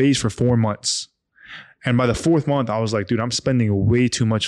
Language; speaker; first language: English; non-native, fluent; Arabic